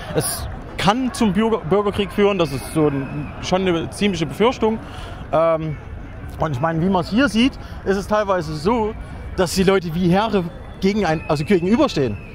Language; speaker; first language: German; native; German